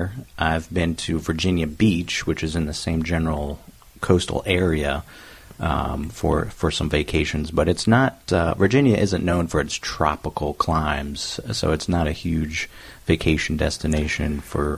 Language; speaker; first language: English; native; English